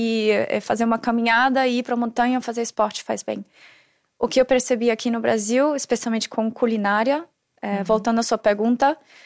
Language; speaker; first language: Portuguese; non-native, fluent; German